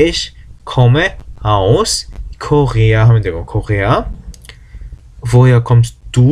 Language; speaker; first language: German; non-native, fluent; Korean